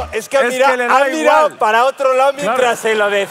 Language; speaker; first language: Spanish; native; Spanish